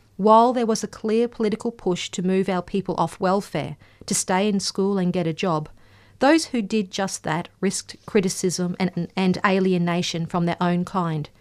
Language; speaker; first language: English; native; English